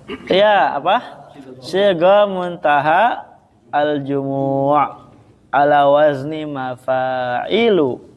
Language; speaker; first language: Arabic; non-native, fluent; Indonesian